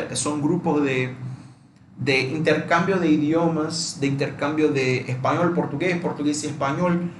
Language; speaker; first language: Spanish; non-native, fluent; Portuguese